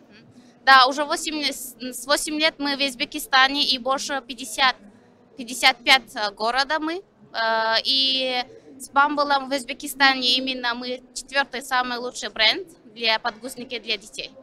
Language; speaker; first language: Russian; non-native, learner; Turkish